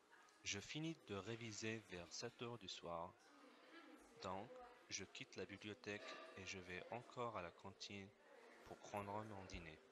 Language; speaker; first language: French; non-native, learner; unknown